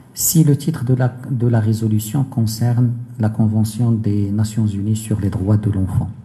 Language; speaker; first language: French; non-native, local second language; Arabic